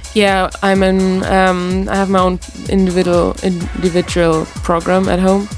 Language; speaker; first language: English; non-native, fluent; German